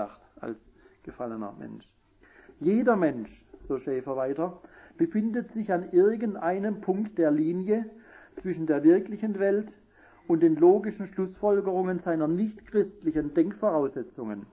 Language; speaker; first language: German; native; German